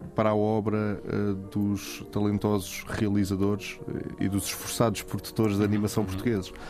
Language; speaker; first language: Portuguese; native; Portuguese